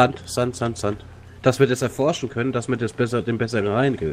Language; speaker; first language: German; native; German